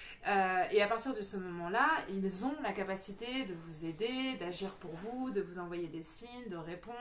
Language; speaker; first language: French; native; French